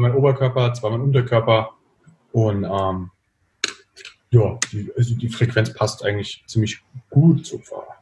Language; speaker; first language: German; native; German